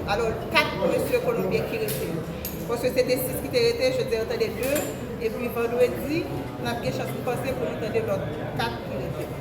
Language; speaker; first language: French; non-native, local second language; Haitian Creole